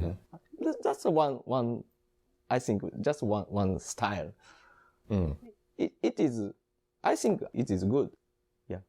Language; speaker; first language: English; non-native, learner; Japanese